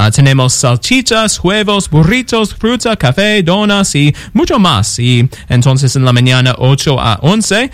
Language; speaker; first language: Spanish; non-native, learner; English